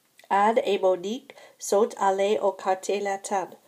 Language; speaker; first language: French; non-native, fluent; English